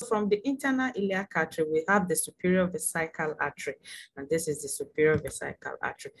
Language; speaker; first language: English; non-native, local second language; Yoruba